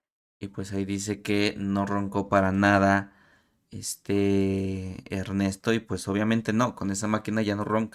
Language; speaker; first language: Spanish; native; Spanish